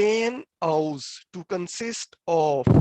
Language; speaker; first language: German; non-native, fluent; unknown